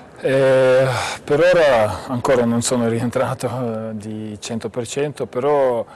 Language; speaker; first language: Italian; non-native, learner; Lithuanian